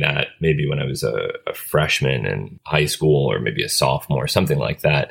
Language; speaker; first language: English; native; English